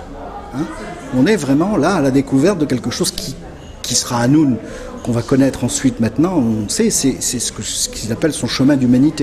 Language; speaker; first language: French; native; French